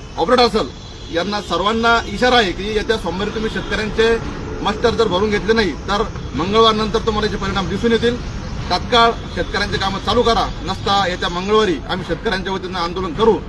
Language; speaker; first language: Marathi; native; Marathi